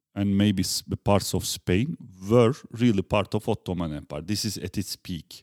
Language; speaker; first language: English; non-native, fluent; Turkish